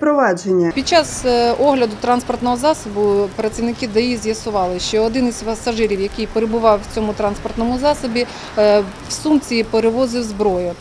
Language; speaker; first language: Ukrainian; native; Ukrainian